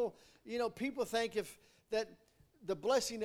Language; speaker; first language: English; native; English